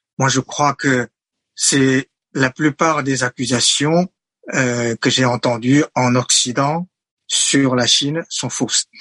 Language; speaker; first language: French; non-native, fluent; Chinese